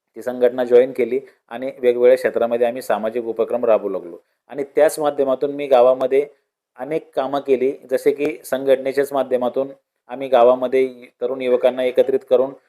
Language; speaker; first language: Marathi; native; Marathi